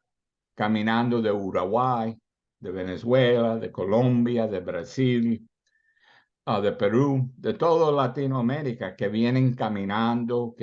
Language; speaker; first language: Spanish; early bilingual, heritage; Spanish